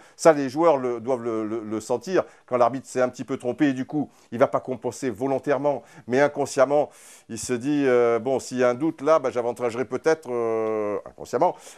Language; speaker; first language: French; native; French